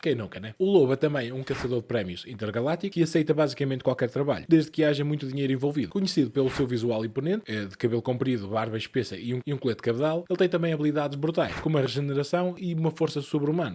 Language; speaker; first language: Portuguese; native; Portuguese